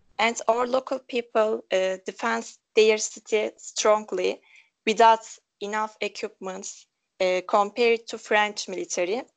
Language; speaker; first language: English; non-native, local second language; Turkish